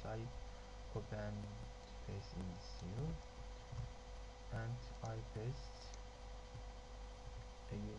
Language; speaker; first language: English; non-native, learner; Turkish